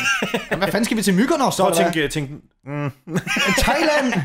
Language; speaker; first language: Danish; native; Danish